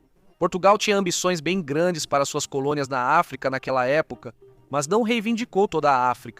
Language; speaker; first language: Portuguese; native; Portuguese